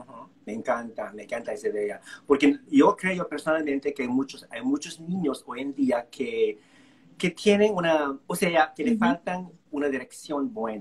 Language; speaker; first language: Spanish; non-native, fluent; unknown